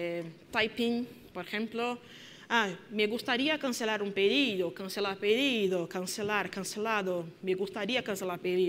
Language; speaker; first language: Spanish; non-native, fluent; Portuguese